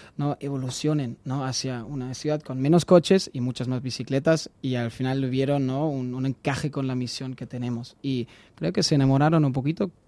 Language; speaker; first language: Spanish; non-native, fluent; German